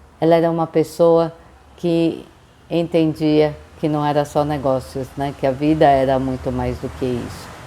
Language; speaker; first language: Portuguese; early bilingual, other home language; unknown